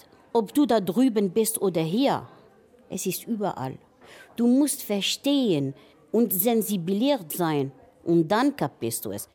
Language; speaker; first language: German; non-native, fluent; Arabic